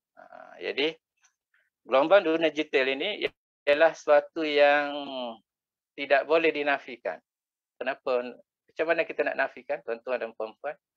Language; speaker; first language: Malay; native; Malay